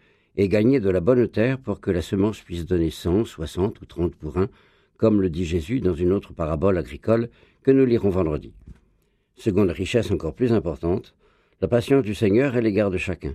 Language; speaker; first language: French; native; French